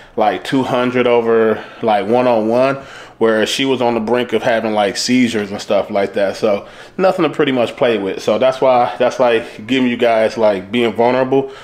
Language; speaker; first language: English; native; English